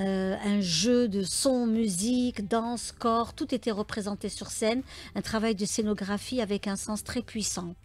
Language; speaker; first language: French; native; French